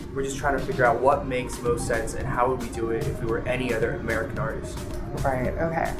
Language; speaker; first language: English; native; English